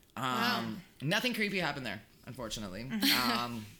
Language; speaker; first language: English; native; English